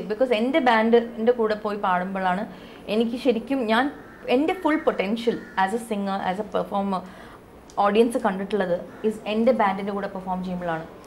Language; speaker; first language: Malayalam; non-native, local second language; Tamil